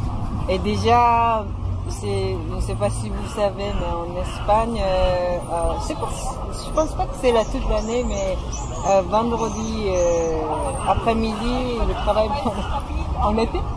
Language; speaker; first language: French; non-native, fluent; Japanese